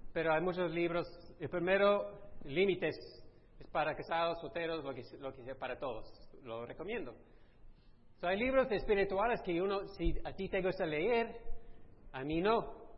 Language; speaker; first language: Spanish; non-native, fluent; English